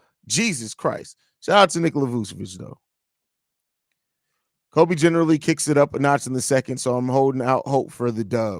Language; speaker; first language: English; native; English